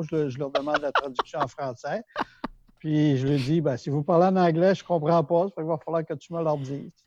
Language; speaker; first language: French; native; French